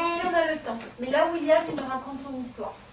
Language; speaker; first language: French; native; French